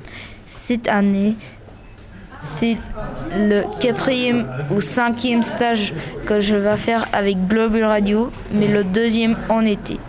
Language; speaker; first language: French; early bilingual, other home language; Polish